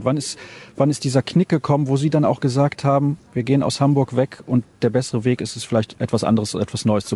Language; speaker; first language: German; native; German